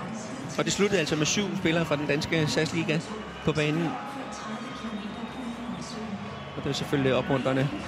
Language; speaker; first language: Danish; native; Danish